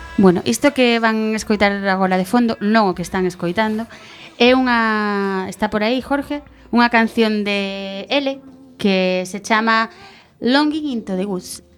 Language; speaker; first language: Galician; non-native, local second language; Spanish